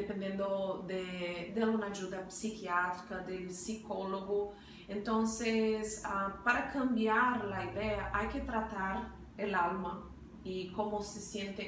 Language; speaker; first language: Spanish; non-native, fluent; Portuguese